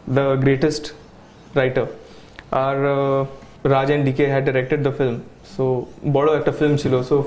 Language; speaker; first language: English; non-native, local second language; Bangla